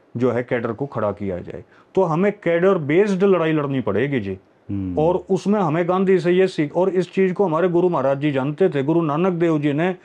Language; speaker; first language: Hindi; native; Hindi